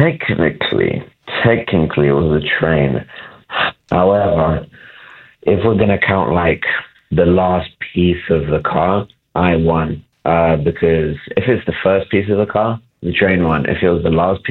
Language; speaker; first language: English; native; English